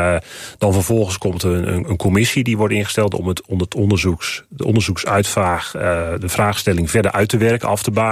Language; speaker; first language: Dutch; native; Dutch